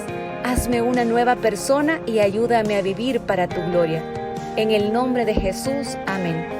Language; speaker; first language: Spanish; native; Spanish